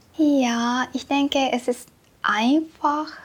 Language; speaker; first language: German; non-native, learner; Japanese